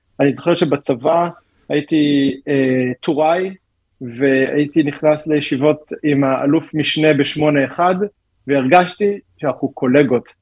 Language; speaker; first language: Hebrew; native; Hebrew